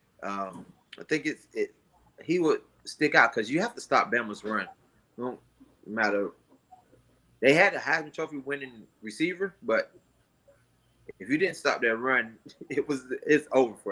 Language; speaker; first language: English; native; English